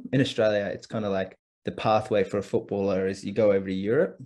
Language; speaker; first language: English; native; English